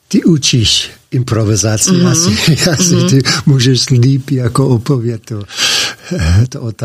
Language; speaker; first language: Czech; non-native, learner; English